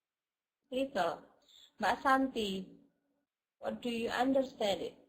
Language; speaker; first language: English; non-native, fluent; Indonesian